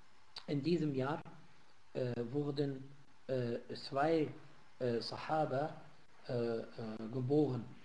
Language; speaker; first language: German; non-native, fluent; Arabic